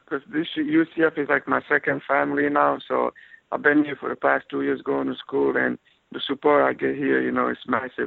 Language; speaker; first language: English; non-native, fluent; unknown